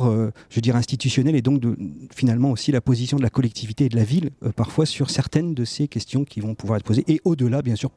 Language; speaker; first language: French; native; French